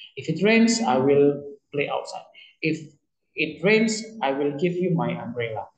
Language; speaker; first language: English; non-native, fluent; Indonesian